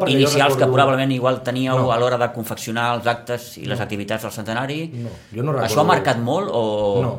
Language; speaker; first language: Catalan; native; Catalan